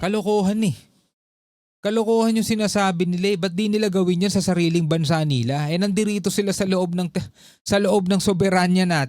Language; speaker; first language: Filipino; native; Filipino